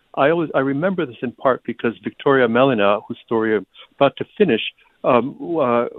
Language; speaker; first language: English; early bilingual, other home language; Ukrainian